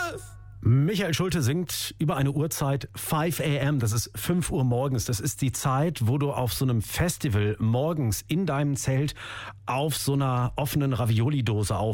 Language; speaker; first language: German; native; German